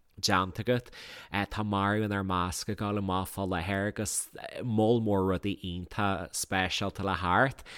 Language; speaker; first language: Irish; native; Irish